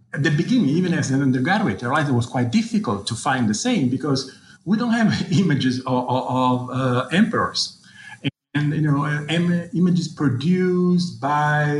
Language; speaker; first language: English; non-native, fluent; Italian